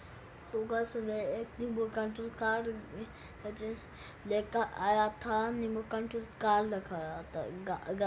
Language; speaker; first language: Hindi; non-native, learner; Bangla